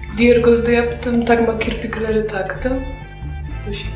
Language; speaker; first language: Turkish; non-native, fluent; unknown